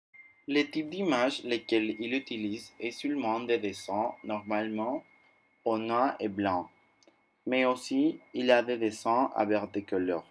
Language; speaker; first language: French; non-native, learner; Spanish